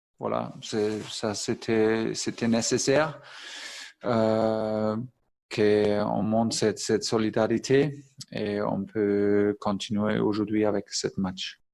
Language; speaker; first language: French; non-native, fluent; German